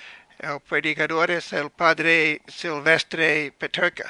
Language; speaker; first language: Spanish; non-native, learner; English